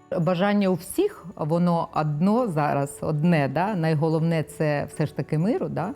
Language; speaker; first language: Ukrainian; non-native, local second language; Russian